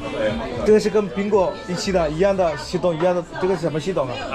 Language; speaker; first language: Chinese; non-native, fluent; Malayalam